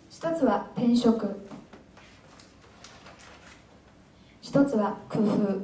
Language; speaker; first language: Japanese; non-native, fluent; Chinese